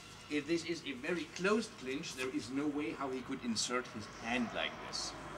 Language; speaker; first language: English; non-native, fluent; German